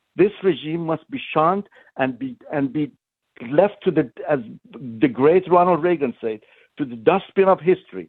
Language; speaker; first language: English; non-native, fluent; Persian